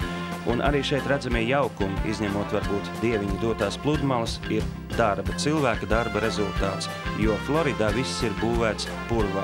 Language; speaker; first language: Latvian; native; Latvian